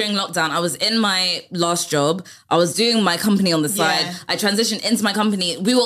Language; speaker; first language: English; native; English